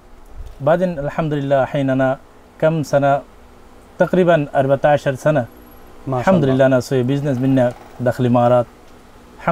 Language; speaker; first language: Arabic; non-native, learner; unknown